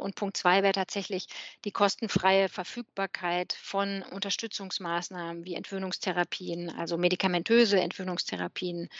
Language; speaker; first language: German; native; German